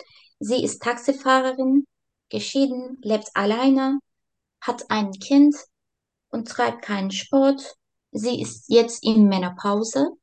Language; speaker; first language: German; non-native, learner; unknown